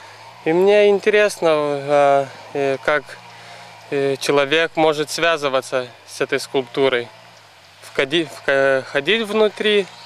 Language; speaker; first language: Russian; non-native, learner; Lithuanian